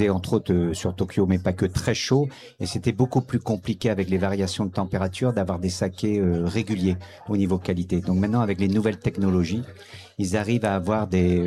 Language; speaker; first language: French; native; French